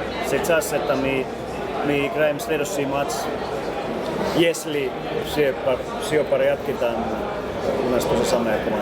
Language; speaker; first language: Russian; non-native, learner; Finnish